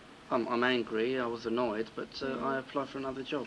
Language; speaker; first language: English; early bilingual, other home language; Greek